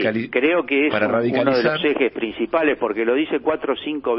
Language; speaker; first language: Spanish; native; Spanish